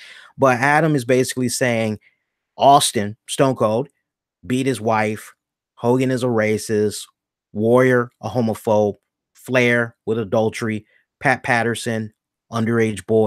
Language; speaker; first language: English; native; English